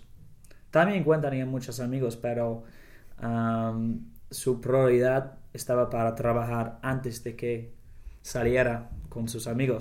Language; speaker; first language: Spanish; non-native, learner; English